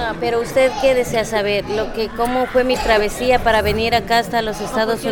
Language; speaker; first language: Spanish; native; Spanish